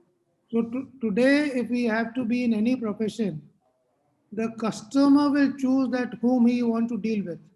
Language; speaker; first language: English; non-native, local second language; Hindi